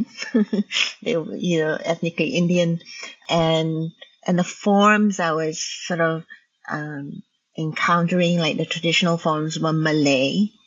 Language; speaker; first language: English; non-native, local second language; Min Nan Chinese